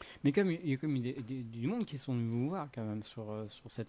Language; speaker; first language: French; native; French